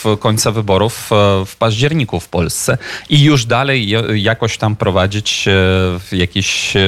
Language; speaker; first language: Polish; non-native, fluent; Ukrainian